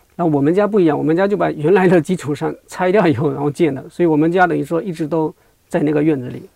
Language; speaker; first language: Chinese; native; Chinese